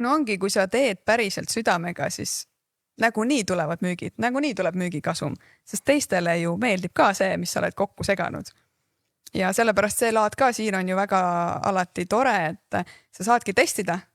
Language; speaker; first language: Estonian; native; Estonian